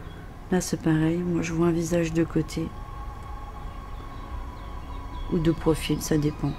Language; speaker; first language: French; native; French